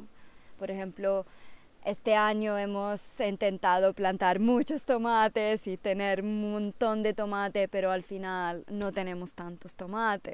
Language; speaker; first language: Spanish; non-native, fluent; Italian